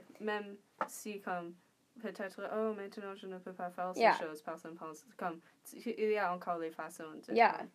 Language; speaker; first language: French; non-native, learner; English